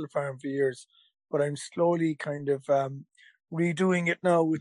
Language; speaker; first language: English; native; English